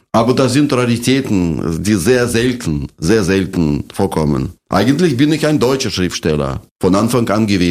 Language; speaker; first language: German; non-native, fluent; Russian